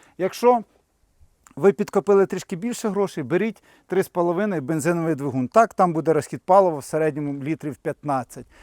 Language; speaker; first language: Ukrainian; non-native, local second language; Russian